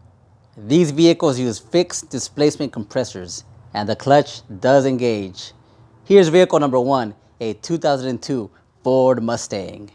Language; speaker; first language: English; native; English